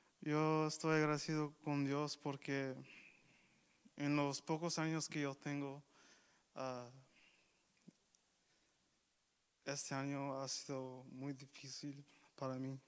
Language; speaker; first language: Spanish; early bilingual, heritage; Spanish